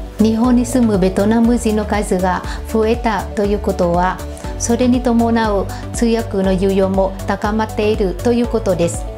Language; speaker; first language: Japanese; non-native, fluent; Vietnamese